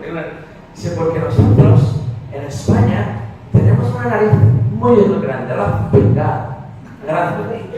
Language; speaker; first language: Spanish; early bilingual, heritage; Spanish